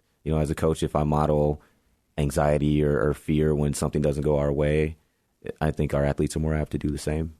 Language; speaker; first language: English; native; English